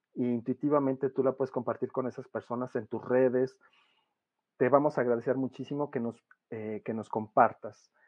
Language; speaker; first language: Spanish; native; Spanish